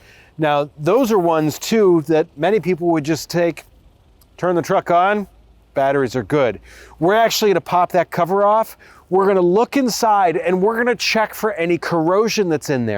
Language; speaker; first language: English; native; English